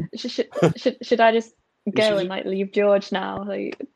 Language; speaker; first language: English; native; English